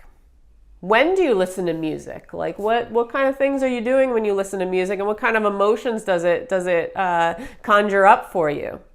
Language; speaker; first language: English; native; English